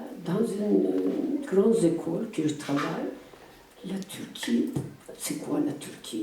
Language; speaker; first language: French; non-native, fluent; Turkish